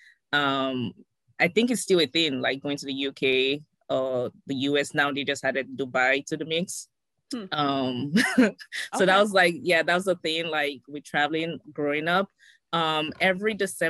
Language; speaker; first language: English; non-native, local second language; Yoruba